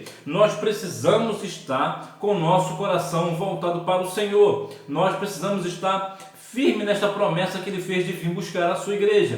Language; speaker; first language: Portuguese; native; Portuguese